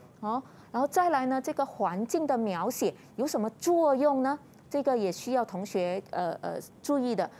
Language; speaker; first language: Chinese; native; Chinese